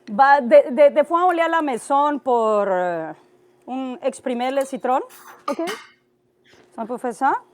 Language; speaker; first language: French; non-native, learner; Spanish